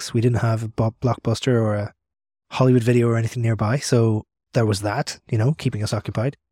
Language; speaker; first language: English; native; English